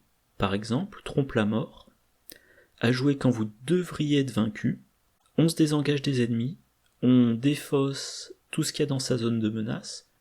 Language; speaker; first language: French; native; French